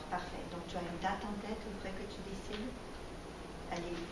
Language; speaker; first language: French; native; French